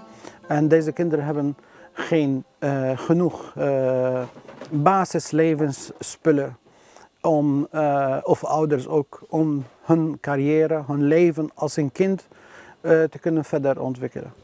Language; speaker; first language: Dutch; non-native, learner; Arabic